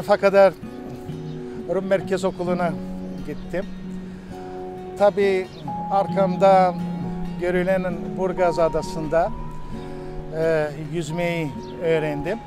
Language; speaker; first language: Turkish; non-native, local second language; Greek